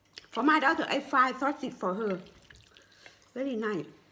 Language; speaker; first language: English; non-native, learner; Thai